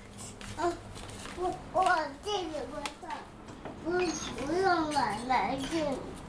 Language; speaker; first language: Chinese; early bilingual, heritage; Chinese